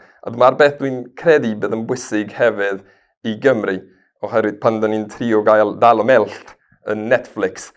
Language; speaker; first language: Welsh; non-native, learner; Spanish